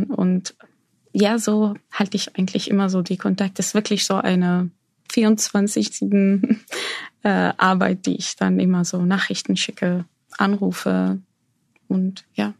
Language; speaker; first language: German; non-native, fluent; Arabic